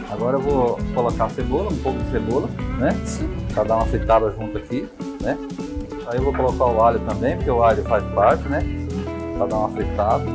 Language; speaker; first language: Portuguese; native; Portuguese